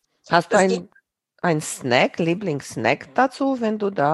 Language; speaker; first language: German; non-native, fluent; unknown